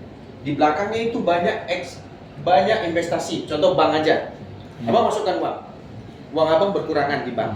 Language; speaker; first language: Indonesian; native; Indonesian